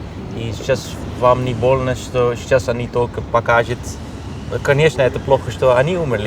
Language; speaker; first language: Russian; non-native, learner; Dutch